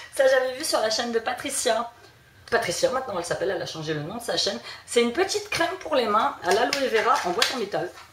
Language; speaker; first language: French; early bilingual, other home language; Portuguese